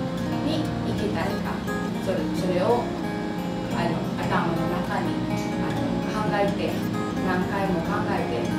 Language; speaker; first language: Japanese; non-native, fluent; Filipino